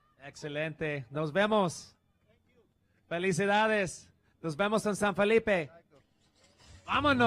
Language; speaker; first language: Spanish; non-native, learner; English